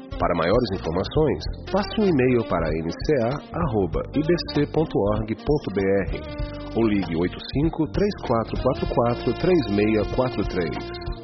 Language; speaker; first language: Portuguese; native; Portuguese